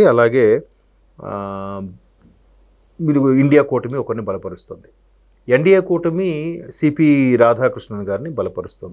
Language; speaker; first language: Telugu; native; Telugu